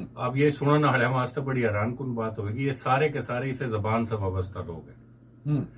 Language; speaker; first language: Urdu; non-native, local second language; Haryanvi